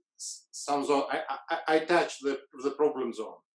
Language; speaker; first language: English; non-native, learner; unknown